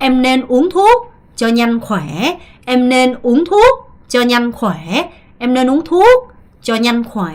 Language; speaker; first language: Vietnamese; non-native, fluent; Korean